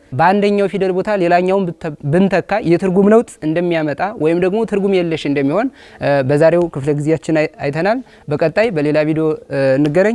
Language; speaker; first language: Amharic; native; Amharic